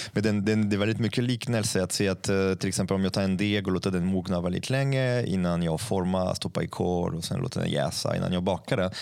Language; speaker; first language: Swedish; non-native, fluent; French